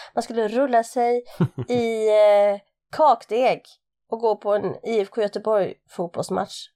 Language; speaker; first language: Swedish; early bilingual, other home language; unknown